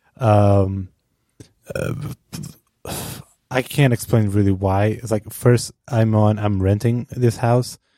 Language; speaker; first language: English; non-native, fluent; Portuguese